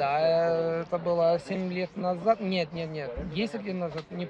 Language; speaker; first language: Russian; non-native, fluent; Italian